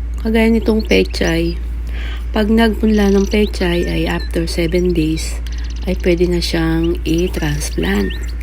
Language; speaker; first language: Filipino; native; Filipino